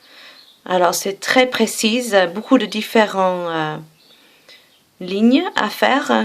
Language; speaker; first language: French; non-native, fluent; English